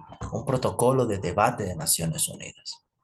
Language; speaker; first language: Spanish; native; Spanish